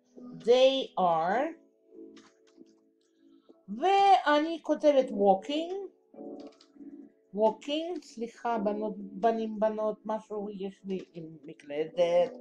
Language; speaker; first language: Hebrew; non-native, fluent; Russian